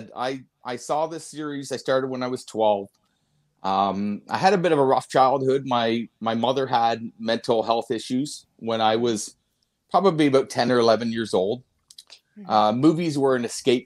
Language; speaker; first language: English; native; English